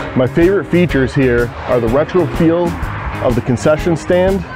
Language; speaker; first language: English; native; English